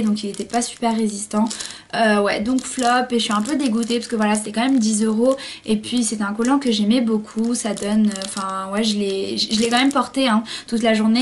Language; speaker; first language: French; native; French